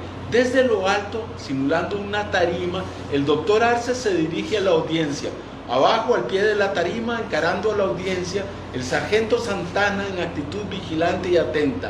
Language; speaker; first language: Spanish; native; Spanish